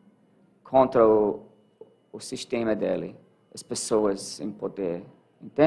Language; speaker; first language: Portuguese; non-native, learner; English